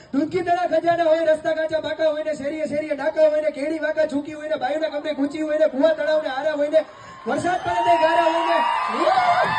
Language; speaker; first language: Hindi; non-native, local second language; Gujarati